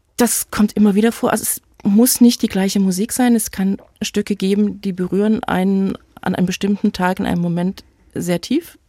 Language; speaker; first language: German; native; German